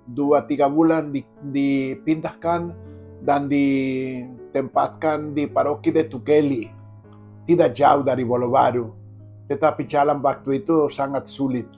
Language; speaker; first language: Indonesian; non-native, fluent; Spanish